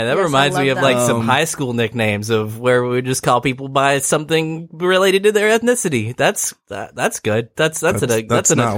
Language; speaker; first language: English; native; English